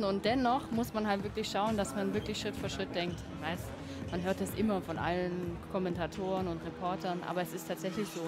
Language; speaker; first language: German; native; German